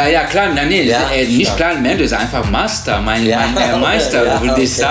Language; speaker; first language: German; non-native, learner; Turkish